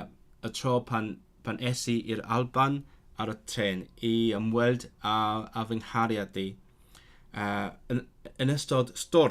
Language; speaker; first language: Welsh; non-native, learner; Cantonese